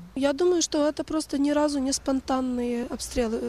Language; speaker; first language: Russian; non-native, local second language; Ukrainian